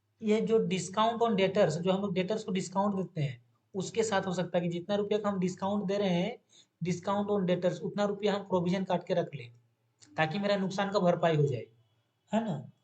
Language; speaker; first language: Hindi; native; Hindi